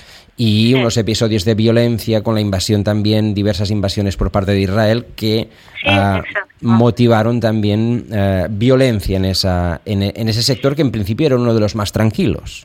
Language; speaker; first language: Spanish; non-native, local second language; Catalan